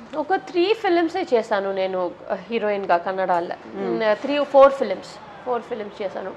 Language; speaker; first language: Telugu; non-native, learner; Tamil